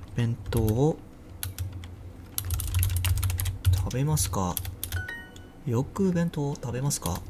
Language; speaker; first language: Japanese; non-native, learner; English